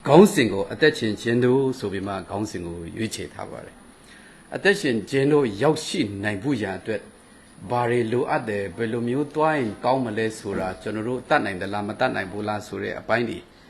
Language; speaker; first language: Burmese; non-native, local second language; Kachin